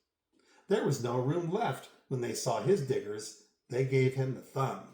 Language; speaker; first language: English; native; English